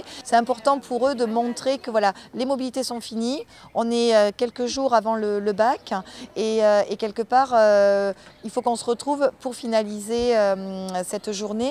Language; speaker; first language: French; native; French